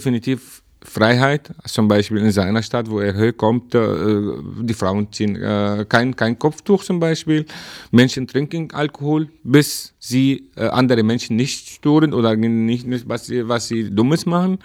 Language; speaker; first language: German; non-native, learner; Arabic